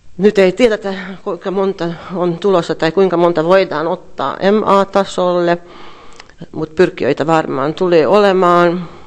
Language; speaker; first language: Finnish; non-native, fluent; Hungarian